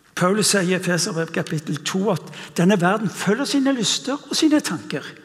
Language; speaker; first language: Norwegian; non-native, fluent; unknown